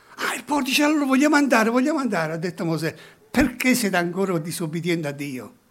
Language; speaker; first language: Italian; early bilingual, heritage; Italian